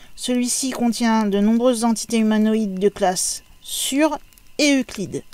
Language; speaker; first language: French; native; French